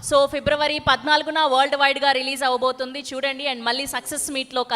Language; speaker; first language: Telugu; native; Telugu